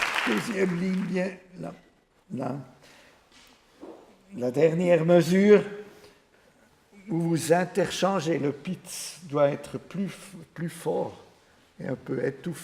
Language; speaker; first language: French; non-native, fluent; Swiss German